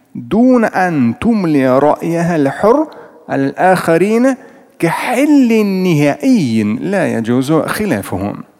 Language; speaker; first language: Arabic; non-native, fluent; Russian